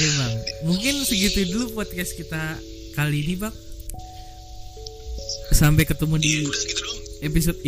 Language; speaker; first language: Indonesian; native; Indonesian